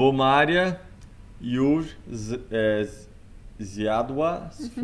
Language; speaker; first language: Polish; non-native, learner; Portuguese